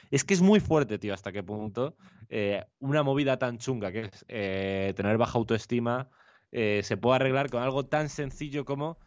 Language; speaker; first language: Spanish; native; Spanish